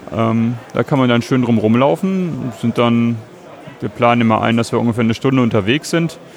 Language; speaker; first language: German; native; German